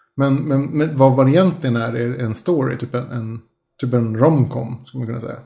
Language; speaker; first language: Swedish; early bilingual, other home language; Spanish